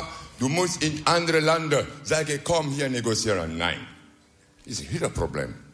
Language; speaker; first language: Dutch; non-native, learner; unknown